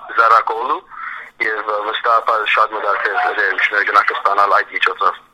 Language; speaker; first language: Armenian; early bilingual, heritage; Armenian